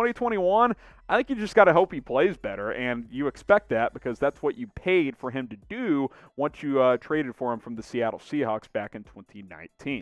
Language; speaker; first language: English; native; English